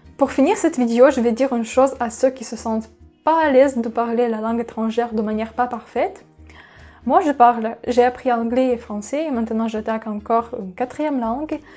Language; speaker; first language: French; non-native, fluent; Russian